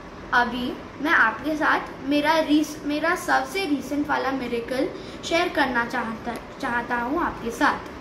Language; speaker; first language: Hindi; native; Hindi